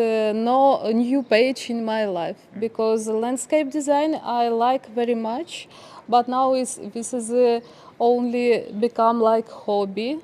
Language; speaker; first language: English; non-native, learner; Ukrainian